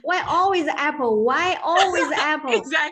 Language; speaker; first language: English; non-native, fluent; Chinese